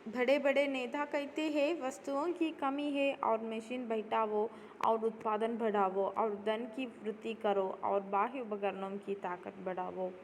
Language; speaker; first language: Hindi; non-native, local second language; Malayalam